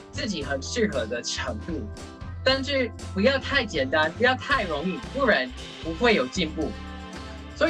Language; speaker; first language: Chinese; non-native, fluent; English